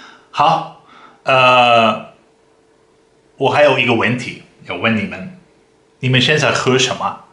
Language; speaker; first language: Chinese; non-native, fluent; Dutch